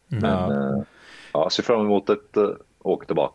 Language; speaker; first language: Swedish; early bilingual, heritage; Swedish